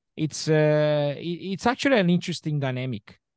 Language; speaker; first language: English; non-native, fluent; Italian